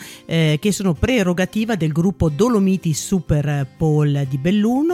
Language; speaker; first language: Italian; native; Italian